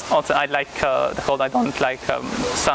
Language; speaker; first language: English; non-native, fluent; Arabic